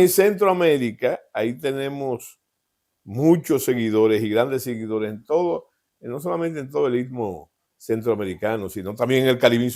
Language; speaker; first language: Spanish; native; Spanish